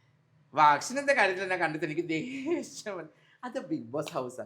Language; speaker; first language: Malayalam; non-native, fluent; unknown